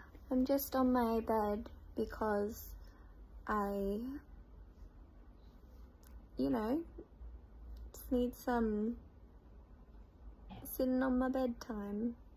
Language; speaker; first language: English; early bilingual, other home language; Korean